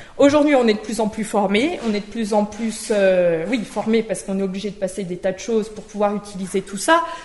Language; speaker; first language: French; native; French